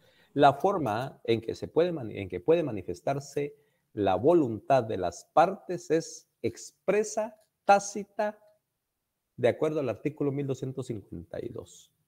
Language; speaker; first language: Spanish; native; Spanish